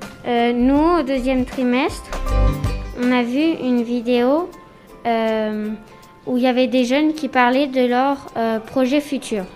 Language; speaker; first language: French; early bilingual, heritage; French